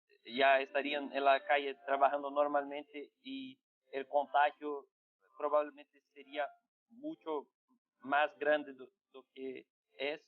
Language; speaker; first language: Spanish; non-native, fluent; Portuguese